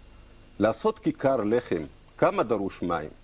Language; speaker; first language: Hebrew; non-native, local second language; Arabic